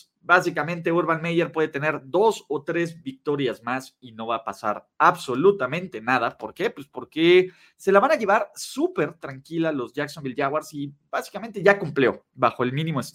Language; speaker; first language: Spanish; native; Spanish